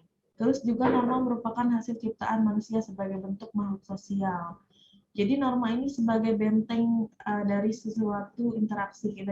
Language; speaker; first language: Indonesian; native; Indonesian